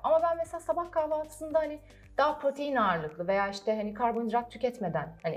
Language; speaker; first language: Turkish; early bilingual, other home language; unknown